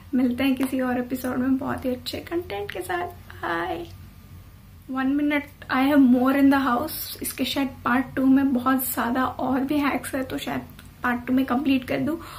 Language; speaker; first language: Hindi; native; Hindi